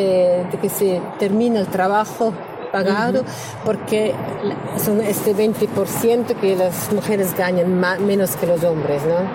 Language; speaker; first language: Spanish; non-native, learner; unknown